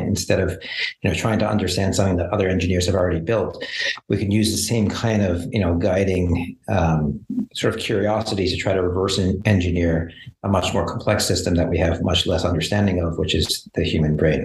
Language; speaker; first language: English; native; English